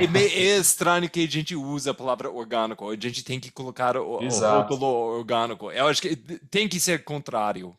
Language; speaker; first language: Portuguese; non-native, fluent; English